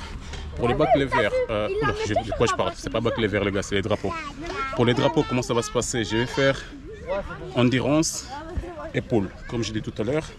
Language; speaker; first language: French; native; French